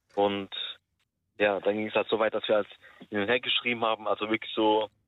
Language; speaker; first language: German; early bilingual, other home language; Turkish